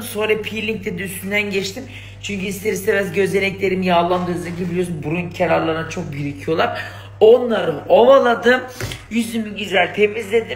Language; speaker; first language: Turkish; native; Turkish